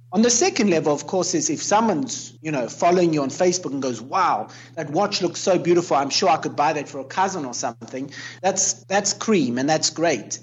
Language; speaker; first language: English; native; English